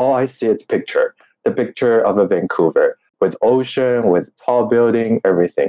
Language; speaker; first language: English; non-native, fluent; Chinese